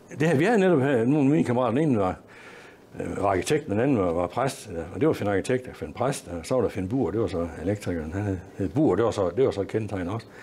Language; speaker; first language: Danish; native; Danish